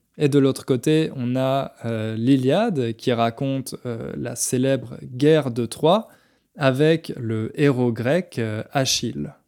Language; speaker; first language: French; native; French